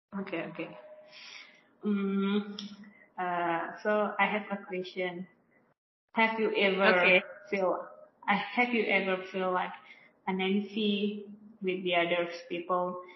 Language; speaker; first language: English; non-native, learner; Indonesian